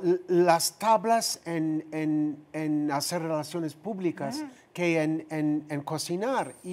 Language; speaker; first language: Spanish; non-native, fluent; English